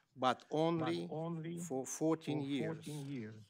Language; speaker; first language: English; non-native, learner; Russian